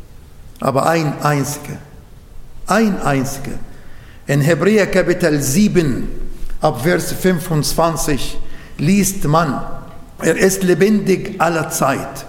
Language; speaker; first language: German; non-native, learner; Arabic